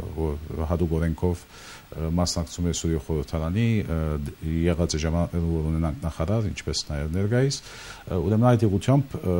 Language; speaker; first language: Armenian; early bilingual, heritage; Armenian